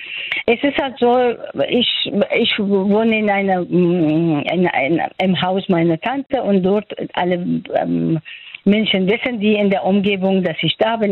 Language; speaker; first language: German; non-native, fluent; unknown